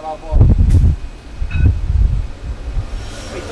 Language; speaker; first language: French; native; French